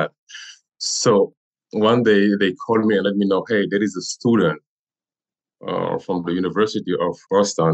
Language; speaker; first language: English; non-native, learner; French